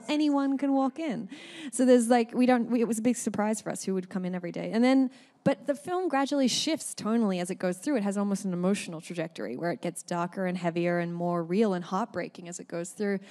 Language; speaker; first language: English; native; English